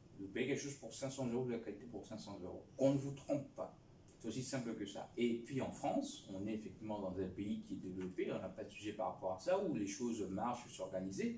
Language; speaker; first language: French; non-native, local second language; Lingala